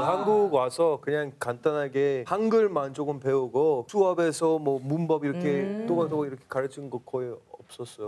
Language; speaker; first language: Korean; non-native, learner; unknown